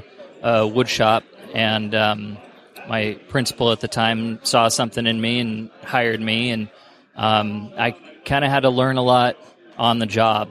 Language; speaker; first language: English; native; English